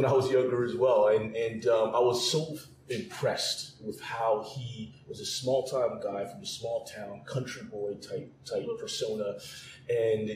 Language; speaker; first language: English; native; English